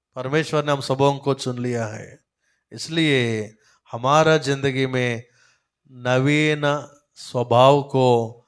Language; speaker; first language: Hindi; non-native, local second language; Telugu